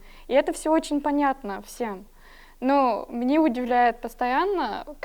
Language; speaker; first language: Russian; non-native, fluent; English